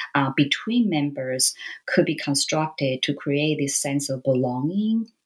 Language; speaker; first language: English; non-native, fluent; Chinese